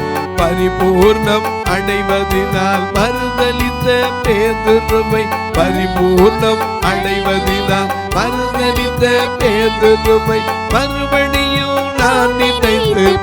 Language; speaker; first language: Tamil; native; Tamil